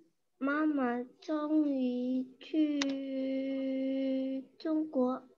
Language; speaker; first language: Chinese; non-native, learner; Indonesian